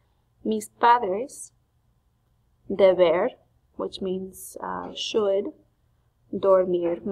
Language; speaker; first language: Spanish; non-native, fluent; English